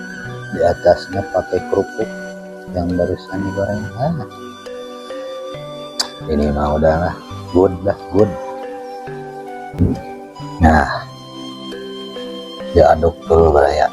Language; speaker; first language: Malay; non-native, local second language; Sundanese